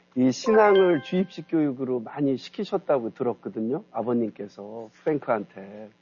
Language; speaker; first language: Korean; native; Korean